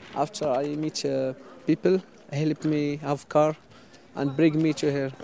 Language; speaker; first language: English; non-native, fluent; Arabic